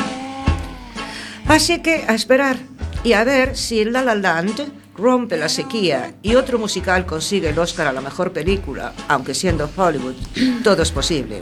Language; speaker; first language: Spanish; native; Spanish